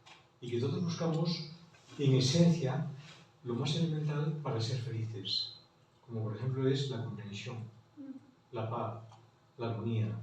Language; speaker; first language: Spanish; native; Spanish